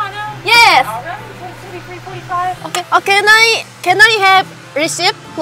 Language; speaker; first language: English; non-native, learner; Korean